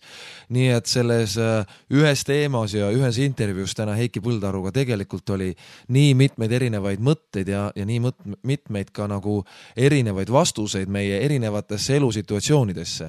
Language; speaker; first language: Estonian; native; Estonian